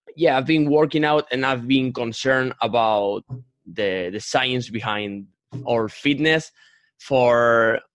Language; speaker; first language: English; non-native, fluent; Spanish